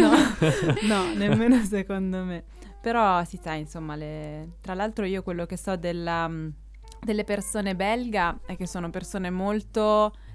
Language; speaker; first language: Italian; native; Italian